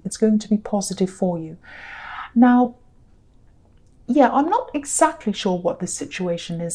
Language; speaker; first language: English; native; English